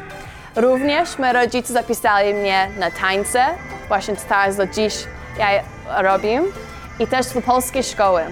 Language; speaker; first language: Polish; early bilingual, heritage; Polish